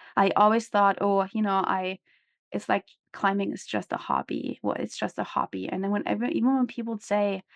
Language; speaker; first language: English; non-native, fluent; German